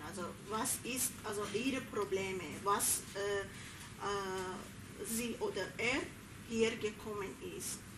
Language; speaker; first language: German; non-native, learner; Persian